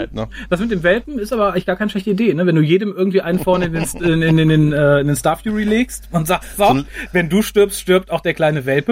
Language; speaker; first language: German; native; German